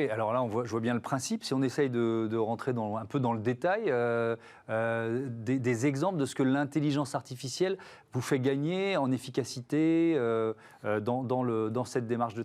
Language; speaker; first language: French; native; French